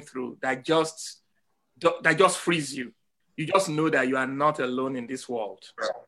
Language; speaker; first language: English; non-native, local second language; Yoruba